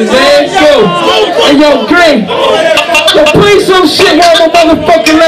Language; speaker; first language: English; native; English